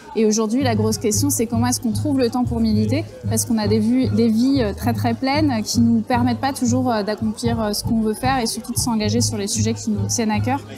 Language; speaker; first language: French; native; French